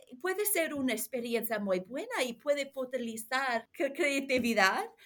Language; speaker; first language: Spanish; non-native, learner; English